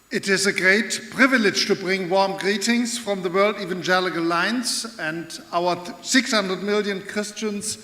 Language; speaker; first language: English; non-native, fluent; German